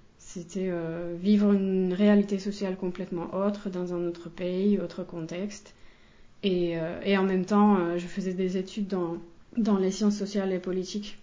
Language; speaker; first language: French; non-native, fluent; Finnish